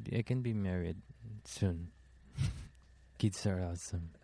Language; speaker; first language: English; non-native, local second language; Filipino